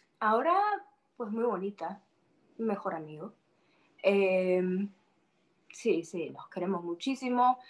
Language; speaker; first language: Spanish; native; Spanish